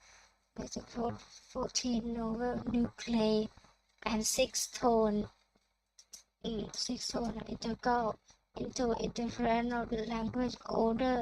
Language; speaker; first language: English; non-native, fluent; Thai